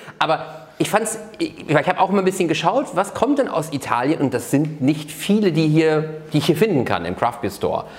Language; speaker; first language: German; native; German